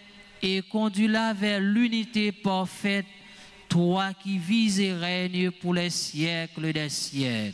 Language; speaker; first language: French; non-native, local second language; Haitian Creole